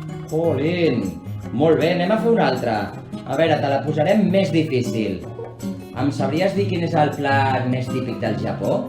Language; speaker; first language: Catalan; native; Catalan